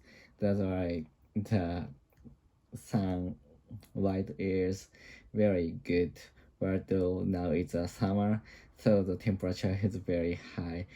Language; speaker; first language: English; non-native, learner; Japanese